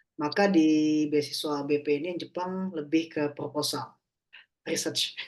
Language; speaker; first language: Indonesian; native; Indonesian